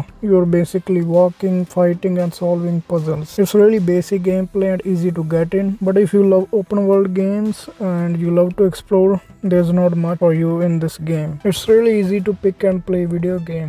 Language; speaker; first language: English; non-native, fluent; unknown